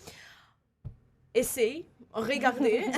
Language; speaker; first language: French; non-native, learner; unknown